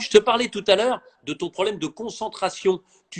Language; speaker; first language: French; native; French